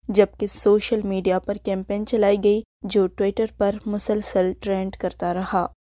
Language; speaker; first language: Urdu; non-native, local second language; Baluchi